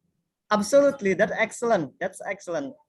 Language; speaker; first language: English; non-native, fluent; Indonesian